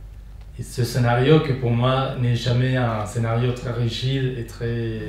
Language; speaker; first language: French; non-native, fluent; Spanish